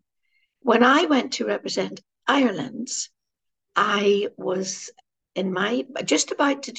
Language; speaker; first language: English; native; English